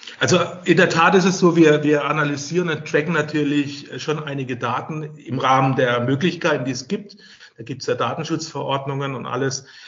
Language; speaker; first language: German; native; German